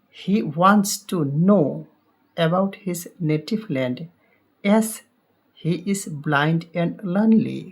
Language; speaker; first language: English; non-native, local second language; Assamese